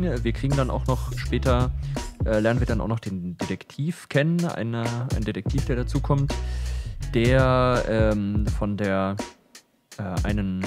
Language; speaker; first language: German; native; German